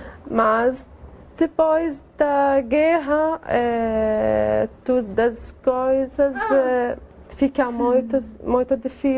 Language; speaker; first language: Portuguese; non-native, learner; Arabic